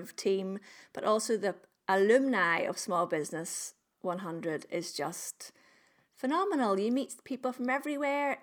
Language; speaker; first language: English; native; English